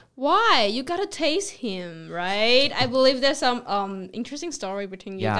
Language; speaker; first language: English; non-native, fluent; Chinese